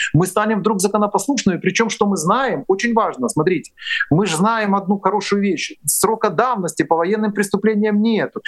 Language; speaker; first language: Russian; non-native, local second language; Ukrainian